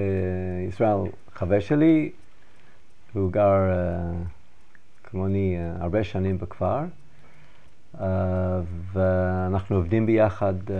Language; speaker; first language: Hebrew; non-native, learner; English